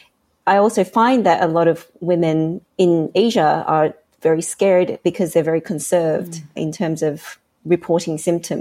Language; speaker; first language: English; non-native, local second language; Cantonese